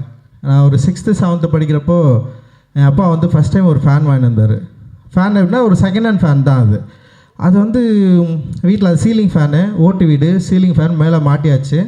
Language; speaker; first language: Tamil; native; Tamil